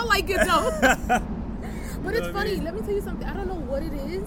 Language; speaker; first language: English; native; English